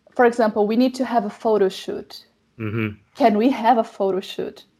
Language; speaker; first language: English; non-native, fluent; Portuguese